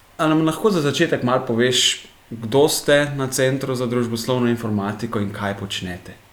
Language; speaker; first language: Slovenian; native; Slovenian